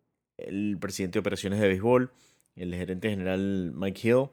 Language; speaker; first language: Spanish; native; Spanish